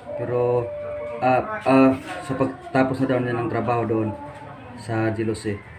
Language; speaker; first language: Filipino; native; Filipino